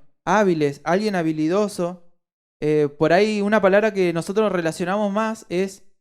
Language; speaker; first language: Spanish; native; Spanish